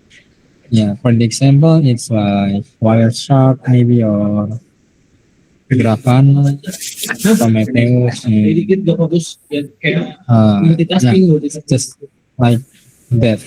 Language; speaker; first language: English; non-native, learner; Indonesian